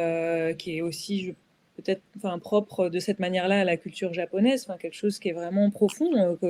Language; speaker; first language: French; native; French